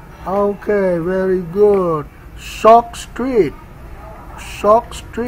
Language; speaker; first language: English; non-native, learner; Vietnamese